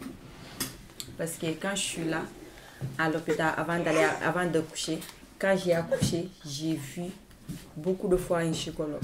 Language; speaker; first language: French; non-native, fluent; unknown